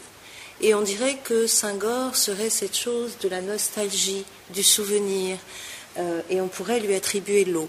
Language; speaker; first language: French; native; French